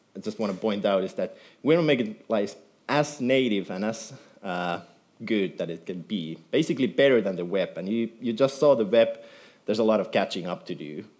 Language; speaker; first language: English; non-native, fluent; Finnish